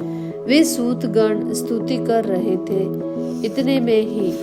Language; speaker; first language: Hindi; native; Hindi